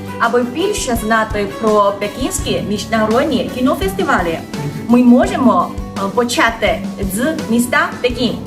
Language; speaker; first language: Ukrainian; non-native, learner; Chinese